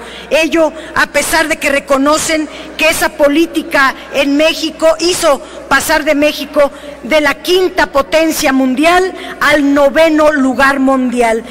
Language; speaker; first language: Spanish; native; Spanish